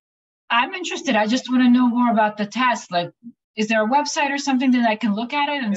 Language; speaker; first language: English; native; English